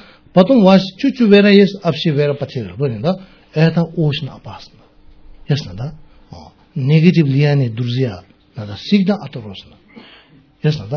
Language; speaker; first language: Russian; non-native, learner; Tibetan